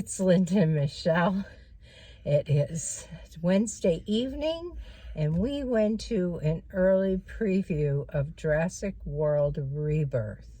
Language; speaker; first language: English; native; English